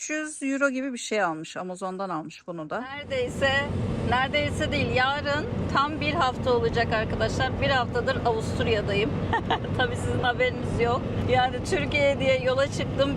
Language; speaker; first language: Turkish; native; Turkish